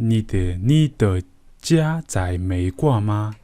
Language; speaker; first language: Chinese; non-native, learner; Mongolian